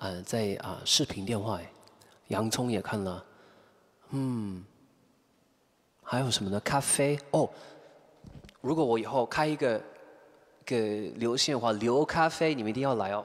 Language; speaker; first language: Chinese; non-native, fluent; English